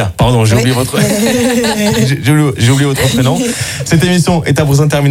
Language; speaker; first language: French; native; French